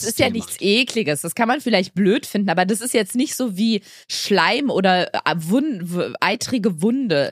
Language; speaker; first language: German; native; German